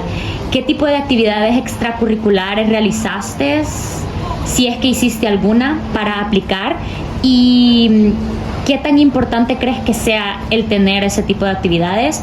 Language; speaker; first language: Spanish; native; Spanish